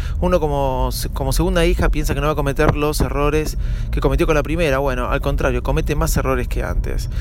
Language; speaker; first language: Spanish; native; Spanish